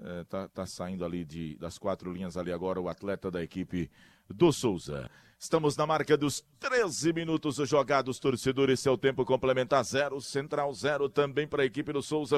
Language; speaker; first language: Portuguese; native; Portuguese